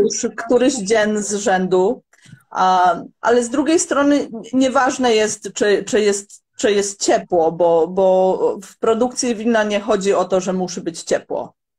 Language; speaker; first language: Polish; non-native, fluent; Croatian